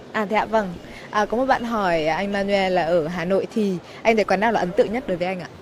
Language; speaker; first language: Vietnamese; native; Vietnamese